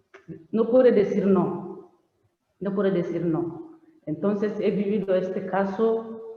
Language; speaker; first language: Spanish; non-native, learner; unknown